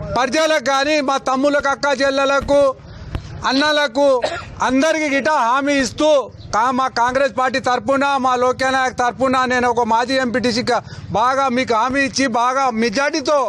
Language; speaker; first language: Telugu; non-native, local second language; Lambadi